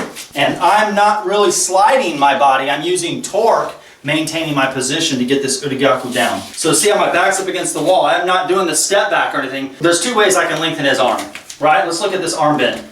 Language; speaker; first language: English; native; English